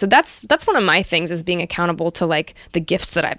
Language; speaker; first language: English; native; English